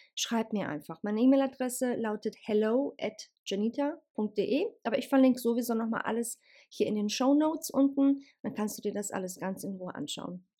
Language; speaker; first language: German; early bilingual, other home language; Bosnian